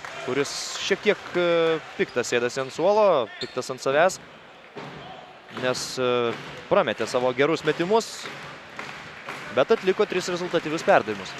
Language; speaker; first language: Lithuanian; native; Lithuanian